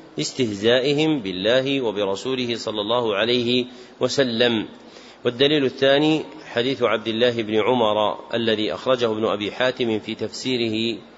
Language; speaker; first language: Arabic; native; Arabic